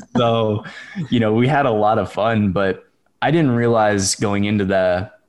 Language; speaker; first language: English; native; English